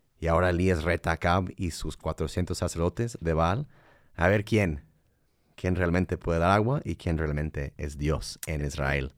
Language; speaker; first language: Spanish; non-native, fluent; English